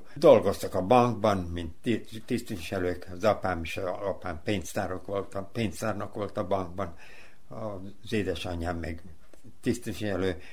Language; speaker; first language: Hungarian; native; Hungarian